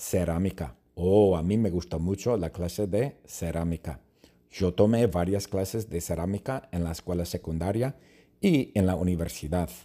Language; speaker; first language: Spanish; non-native, fluent; English